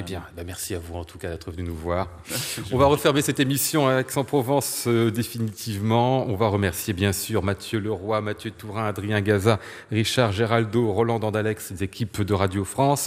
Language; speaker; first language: French; native; French